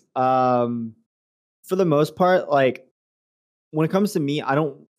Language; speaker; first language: English; native; English